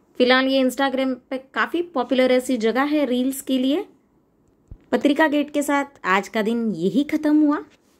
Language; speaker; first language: Hindi; non-native, local second language; Marathi